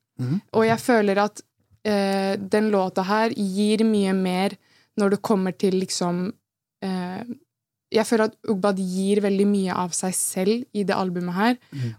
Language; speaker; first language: Norwegian; early bilingual, other home language; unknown